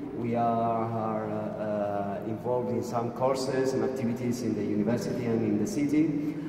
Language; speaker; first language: English; non-native, fluent; Spanish